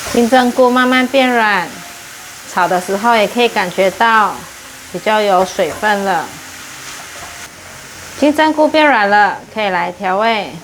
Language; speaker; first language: Chinese; native; Chinese